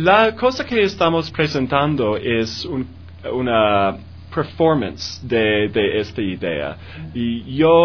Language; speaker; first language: Spanish; non-native, learner; English